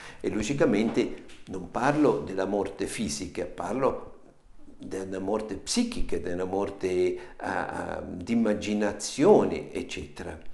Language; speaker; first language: Italian; non-native, fluent; German